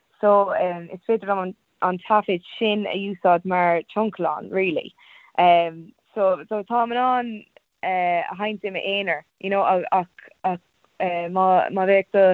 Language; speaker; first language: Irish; non-native, local second language; English